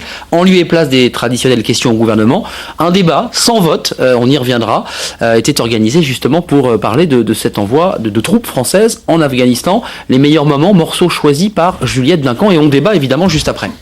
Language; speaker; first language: French; native; French